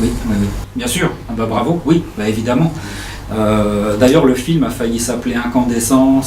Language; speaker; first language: French; native; French